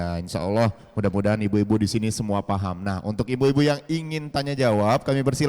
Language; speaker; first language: Indonesian; native; Indonesian